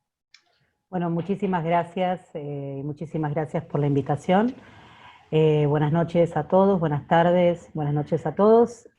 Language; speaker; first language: Spanish; native; Spanish